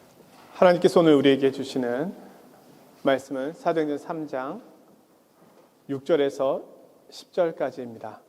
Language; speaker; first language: Korean; native; Korean